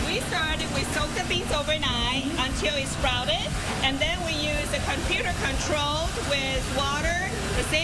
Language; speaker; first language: English; non-native, learner; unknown